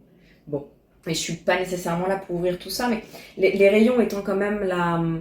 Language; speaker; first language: French; native; French